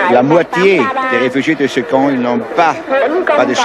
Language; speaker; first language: French; non-native, fluent; Swiss German